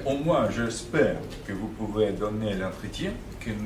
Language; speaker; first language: French; non-native, fluent; Russian